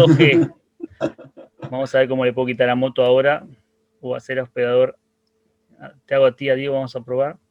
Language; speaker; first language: Spanish; native; Spanish